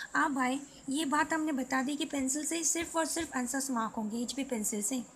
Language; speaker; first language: Hindi; non-native, local second language; Bangla